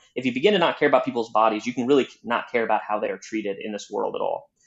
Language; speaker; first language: English; native; English